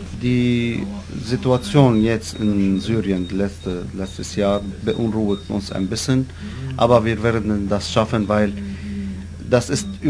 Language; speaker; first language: German; non-native, learner; Arabic